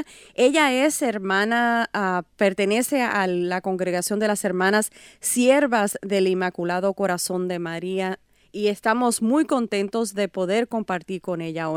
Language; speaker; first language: Spanish; native; Spanish